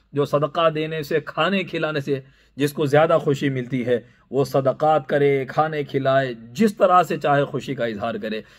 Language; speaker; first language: Urdu; native; Urdu